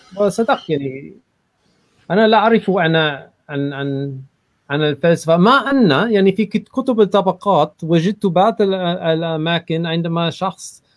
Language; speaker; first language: Arabic; non-native, learner; English